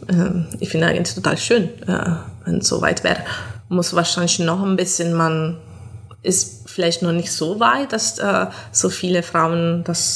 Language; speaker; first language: German; non-native, fluent; Italian